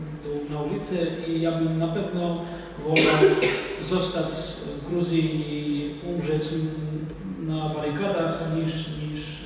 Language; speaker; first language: Polish; non-native, fluent; Georgian